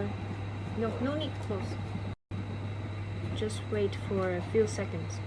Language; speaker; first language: English; non-native, learner; Chinese